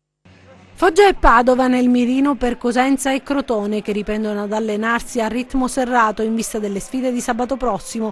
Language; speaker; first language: Italian; native; Italian